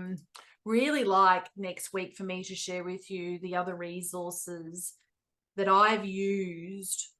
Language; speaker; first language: English; native; English